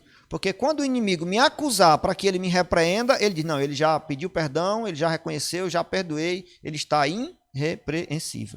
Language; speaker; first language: Portuguese; native; Portuguese